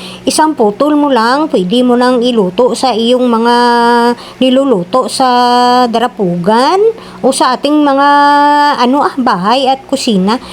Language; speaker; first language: Filipino; non-native, local second language; Kinaray-a